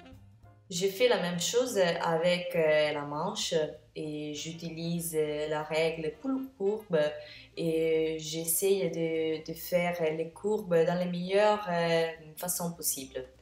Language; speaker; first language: French; non-native, fluent; Italian